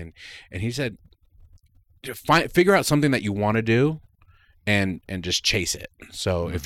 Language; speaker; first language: English; early bilingual, other home language; Spanish